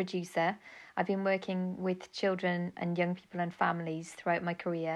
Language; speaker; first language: English; native; English